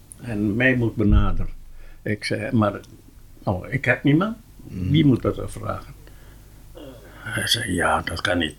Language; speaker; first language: Dutch; non-native, local second language; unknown